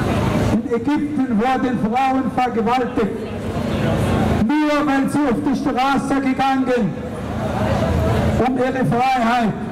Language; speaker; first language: German; non-native, learner; Arabic